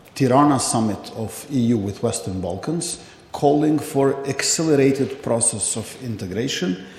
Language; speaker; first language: English; non-native, fluent; Albanian